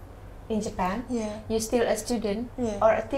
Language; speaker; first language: English; non-native, learner; Indonesian